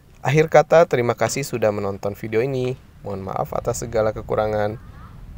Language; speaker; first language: Indonesian; native; Indonesian